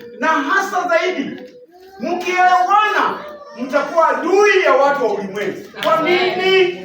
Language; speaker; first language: Swahili; non-native, local second language; Luyia